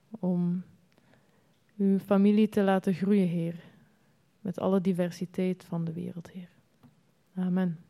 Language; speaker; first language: Dutch; native; Dutch